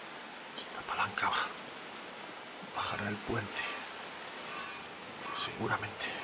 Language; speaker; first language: Spanish; native; Spanish